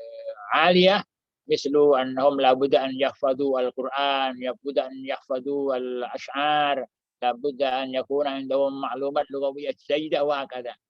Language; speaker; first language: Arabic; non-native, fluent; Indonesian